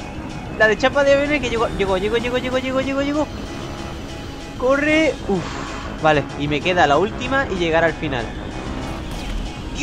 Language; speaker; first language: Spanish; native; Spanish